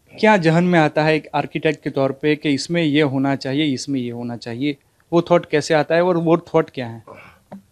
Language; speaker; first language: Hindi; non-native, local second language; Gujarati